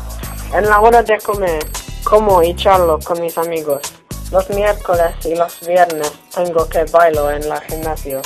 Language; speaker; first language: Spanish; non-native, learner; English